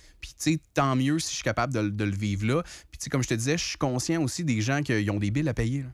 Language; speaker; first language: French; native; French